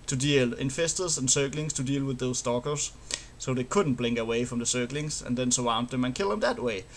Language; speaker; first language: English; non-native, fluent; Danish